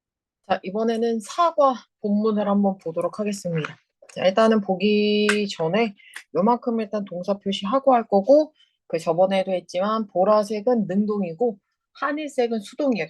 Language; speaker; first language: Korean; native; Korean